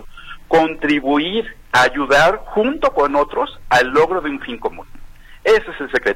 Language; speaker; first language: Spanish; native; Spanish